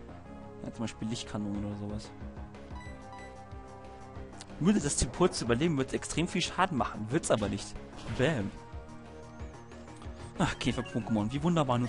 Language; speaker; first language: German; native; German